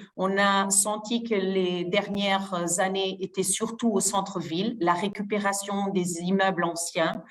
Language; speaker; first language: French; non-native, fluent; Portuguese